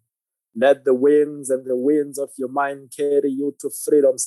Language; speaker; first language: English; non-native, local second language; Zulu